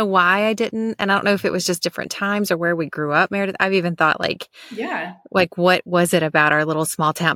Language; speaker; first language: English; native; English